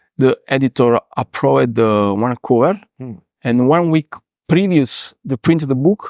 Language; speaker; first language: English; non-native, learner; Italian